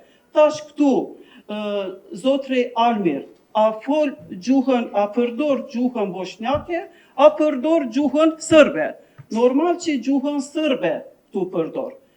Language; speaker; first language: Albanian; non-native, local second language; Turkish